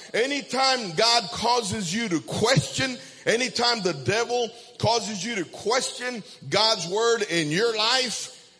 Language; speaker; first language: English; early bilingual, other home language; Spanish